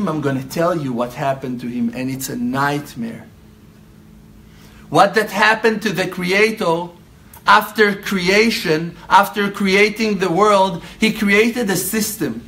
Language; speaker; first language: English; non-native, fluent; Hebrew